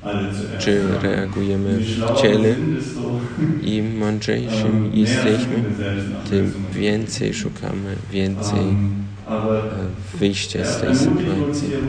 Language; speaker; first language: Polish; early bilingual, heritage; Polish